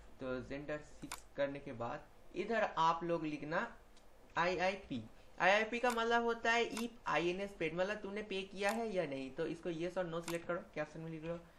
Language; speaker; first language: Hindi; non-native, local second language; Bangla